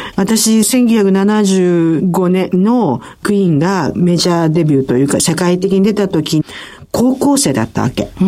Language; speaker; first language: Japanese; native; Japanese